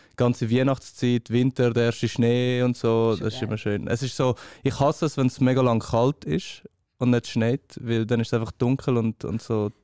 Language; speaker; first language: German; early bilingual, other home language; Persian